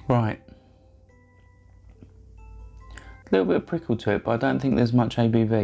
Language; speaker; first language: English; native; English